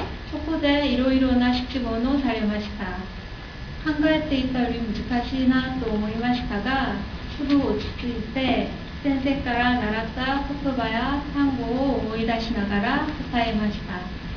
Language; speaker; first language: Japanese; non-native, learner; Korean